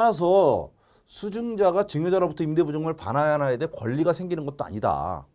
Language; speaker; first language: Korean; native; Korean